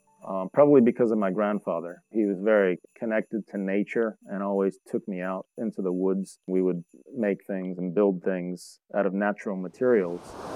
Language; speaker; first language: English; early bilingual, other home language; Bulgarian